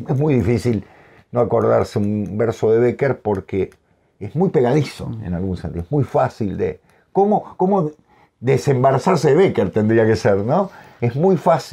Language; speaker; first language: Spanish; native; Spanish